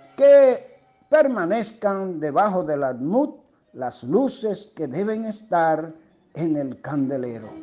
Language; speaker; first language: Spanish; native; Spanish